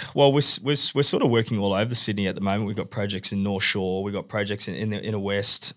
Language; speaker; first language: English; native; English